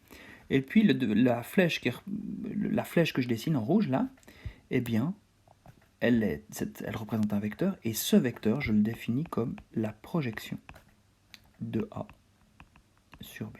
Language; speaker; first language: French; native; French